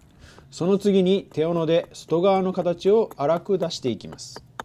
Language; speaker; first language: Japanese; native; Japanese